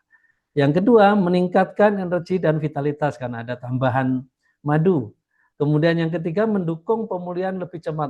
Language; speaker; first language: Indonesian; native; Indonesian